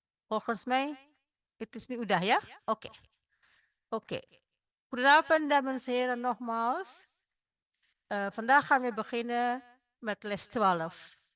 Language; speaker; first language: Dutch; non-native, fluent; Indonesian